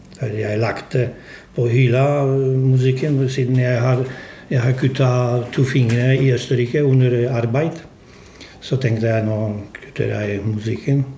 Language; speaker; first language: Norwegian; non-native, fluent; Polish